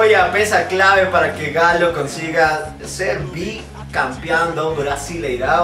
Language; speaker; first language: Portuguese; non-native, learner; Spanish